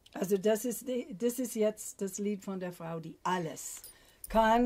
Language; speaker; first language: German; non-native, fluent; English